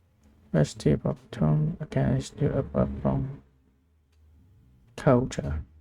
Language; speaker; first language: English; non-native, learner; Vietnamese